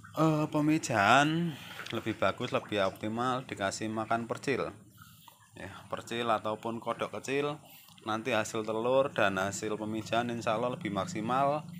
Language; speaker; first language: Indonesian; non-native, local second language; Javanese